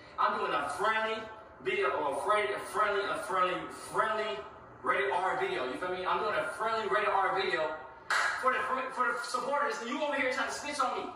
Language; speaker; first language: English; native; English